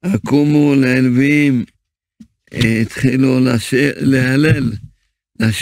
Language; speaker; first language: Hebrew; early bilingual, other home language; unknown